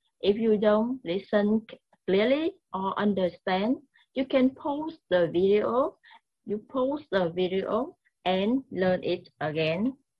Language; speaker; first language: English; non-native, fluent; Vietnamese